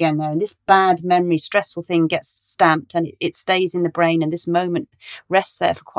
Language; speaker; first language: English; native; English